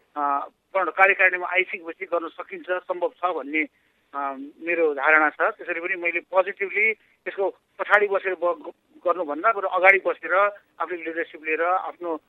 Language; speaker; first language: Nepali; native; Nepali